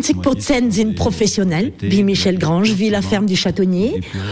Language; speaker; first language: German; non-native, learner; French